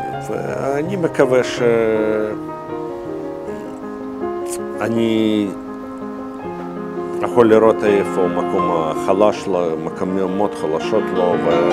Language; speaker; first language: Hebrew; non-native, fluent; Russian